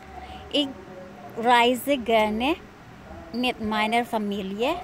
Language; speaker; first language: German; non-native, learner; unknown